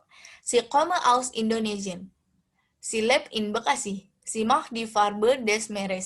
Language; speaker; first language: German; non-native, learner; Indonesian